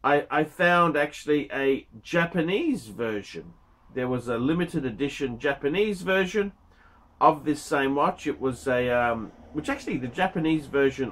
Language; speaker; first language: English; native; English